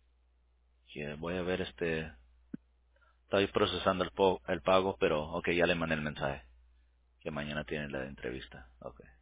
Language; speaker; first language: Spanish; early bilingual, heritage; English